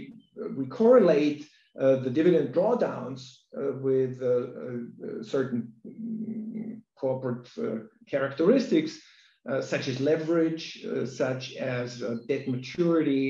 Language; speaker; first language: English; non-native, fluent; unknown